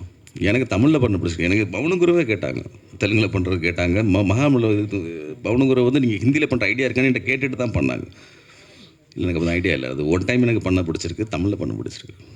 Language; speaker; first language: Tamil; native; Tamil